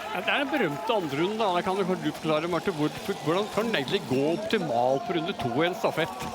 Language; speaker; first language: Norwegian; native; Norwegian